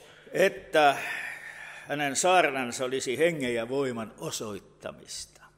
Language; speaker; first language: Finnish; native; Finnish